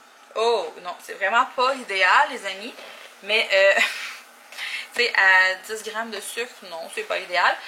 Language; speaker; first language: French; native; French